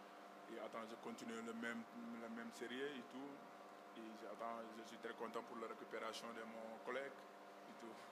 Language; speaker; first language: French; non-native, local second language; Wolof